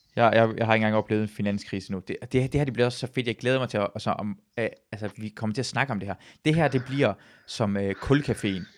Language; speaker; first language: Danish; early bilingual, other home language; Persian